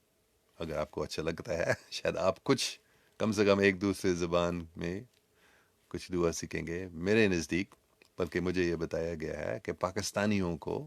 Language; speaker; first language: Hindi; non-native, local second language; English